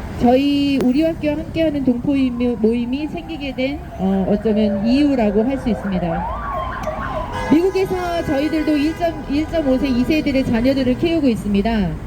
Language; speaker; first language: Korean; native; Korean